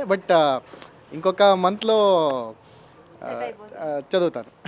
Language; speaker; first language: Telugu; non-native, learner; Kannada